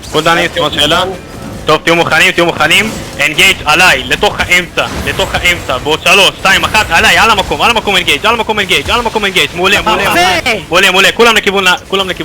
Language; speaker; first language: Hebrew; native; Hebrew